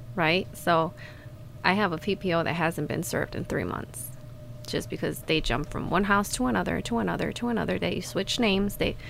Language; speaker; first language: English; non-native, fluent; Spanish